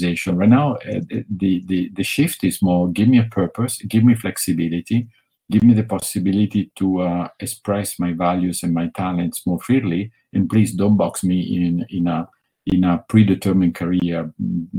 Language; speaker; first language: English; non-native, fluent; Italian